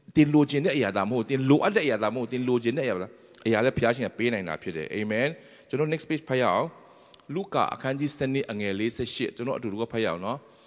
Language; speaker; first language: Burmese; non-native, local second language; Tedim Chin